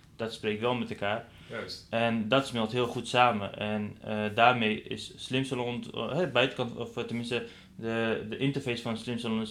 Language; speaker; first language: Dutch; non-native, fluent; Persian